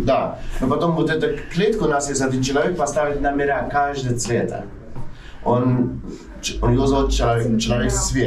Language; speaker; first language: Russian; non-native, learner; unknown